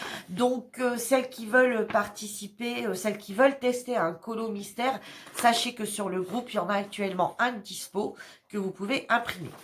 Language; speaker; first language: French; native; French